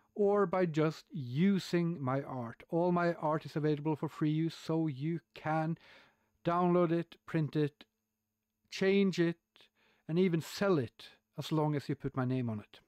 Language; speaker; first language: English; non-native, fluent; Norwegian